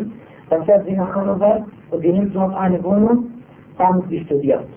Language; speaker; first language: German; non-native, fluent; Arabic